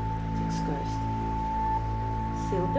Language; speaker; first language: Latvian; non-native, local second language; Russian